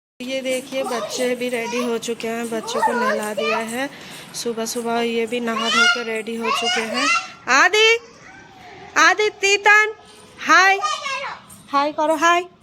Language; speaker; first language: Hindi; non-native, local second language; Bangla